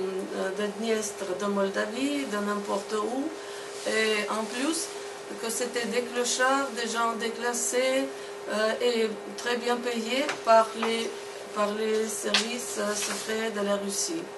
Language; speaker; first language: French; non-native, fluent; Russian